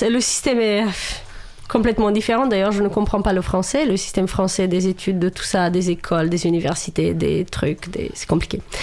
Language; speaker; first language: French; non-native, fluent; Romanian